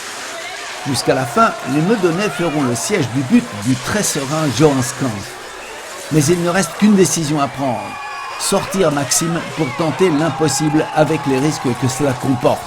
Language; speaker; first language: French; native; French